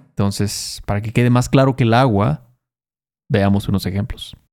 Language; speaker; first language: Spanish; native; Spanish